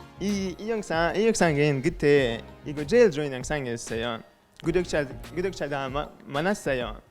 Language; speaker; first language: Korean; non-native, learner; French